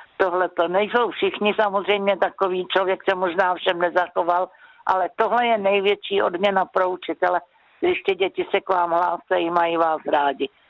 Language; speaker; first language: Czech; native; Czech